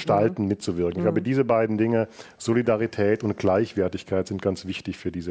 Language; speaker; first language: German; native; German